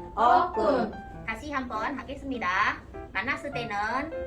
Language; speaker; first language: Korean; non-native, learner; Khmer